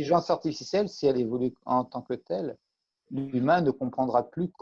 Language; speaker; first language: French; native; French